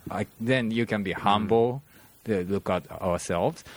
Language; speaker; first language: English; non-native, fluent; Japanese